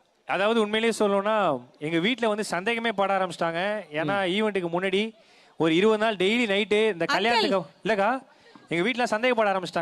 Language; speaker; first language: Tamil; native; Tamil